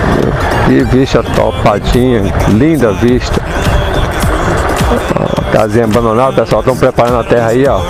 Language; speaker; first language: Portuguese; native; Portuguese